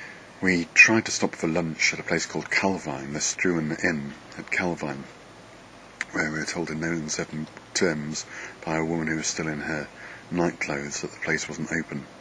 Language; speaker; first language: English; native; English